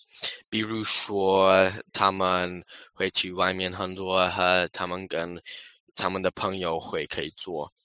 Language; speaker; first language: Chinese; non-native, learner; English